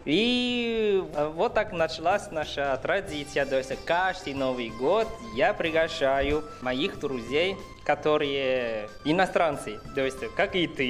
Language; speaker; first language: Russian; non-native, fluent; Chinese